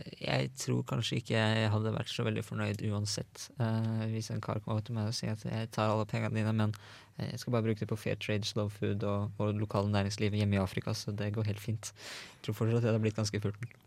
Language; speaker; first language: Norwegian; native; Norwegian